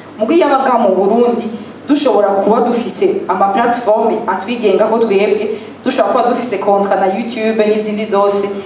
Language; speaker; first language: Rundi; native; Rundi